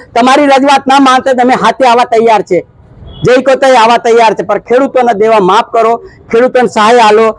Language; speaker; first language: Gujarati; native; Gujarati